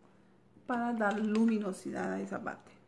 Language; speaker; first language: Spanish; native; Spanish